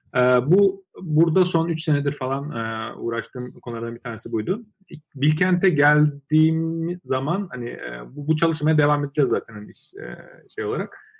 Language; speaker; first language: Turkish; early bilingual, other home language; Azerbaijani